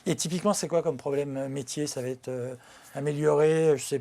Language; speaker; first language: French; native; French